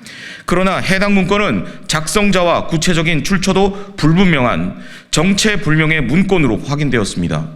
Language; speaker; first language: Korean; native; Korean